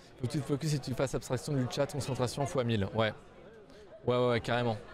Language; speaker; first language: French; native; French